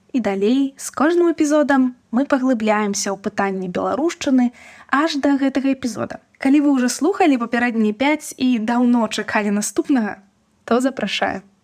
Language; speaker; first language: Belarusian; native; Belarusian